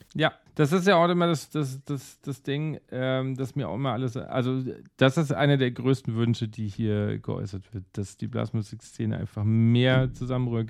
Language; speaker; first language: German; native; German